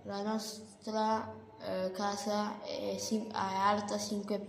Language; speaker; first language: Italian; early bilingual, other home language; Bangla